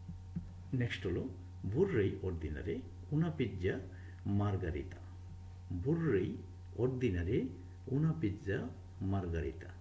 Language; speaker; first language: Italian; non-native, fluent; Bangla